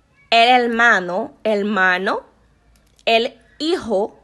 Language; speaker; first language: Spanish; non-native, learner; Haitian Creole